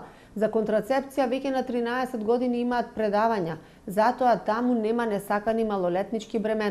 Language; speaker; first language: Macedonian; native; Macedonian